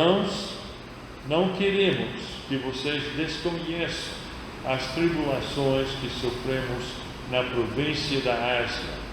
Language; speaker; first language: Portuguese; non-native, fluent; English